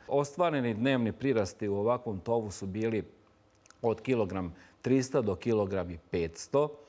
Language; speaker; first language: Serbian; native; Serbian